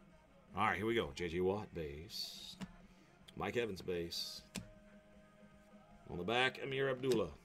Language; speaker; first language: English; native; English